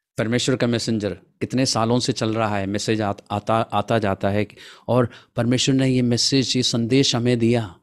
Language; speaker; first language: Hindi; non-native, local second language; Malayalam